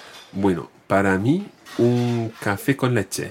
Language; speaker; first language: Spanish; non-native, fluent; English